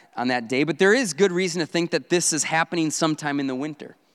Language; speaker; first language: English; native; English